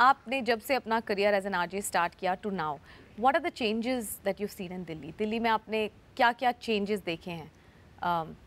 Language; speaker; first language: Hindi; native; Hindi